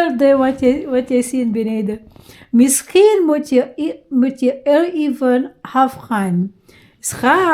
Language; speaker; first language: Dutch; non-native, learner; Iloko